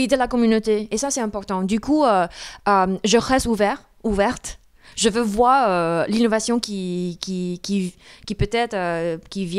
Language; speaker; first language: French; non-native, fluent; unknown